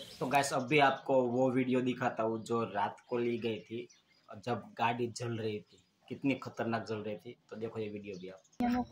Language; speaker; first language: Hindi; non-native, local second language; Gujarati